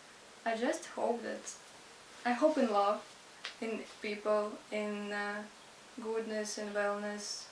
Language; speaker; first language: English; non-native, learner; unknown